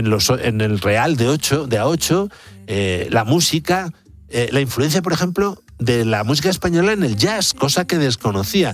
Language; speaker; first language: Spanish; native; Spanish